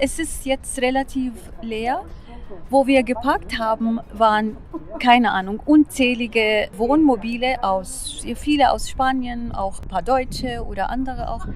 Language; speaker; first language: German; non-native, fluent; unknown